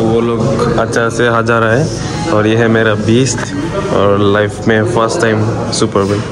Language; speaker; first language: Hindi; non-native, local second language; Assamese